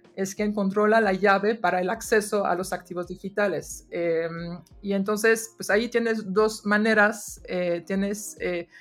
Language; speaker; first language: Spanish; non-native, fluent; French